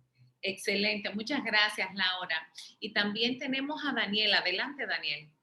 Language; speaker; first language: Spanish; native; Spanish